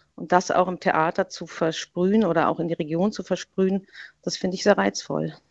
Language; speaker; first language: German; native; German